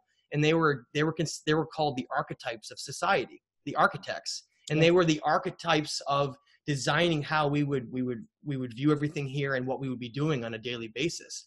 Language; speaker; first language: English; native; English